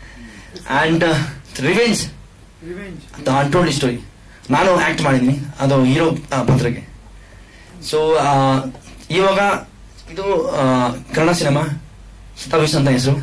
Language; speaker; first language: Kannada; non-native, learner; Hindi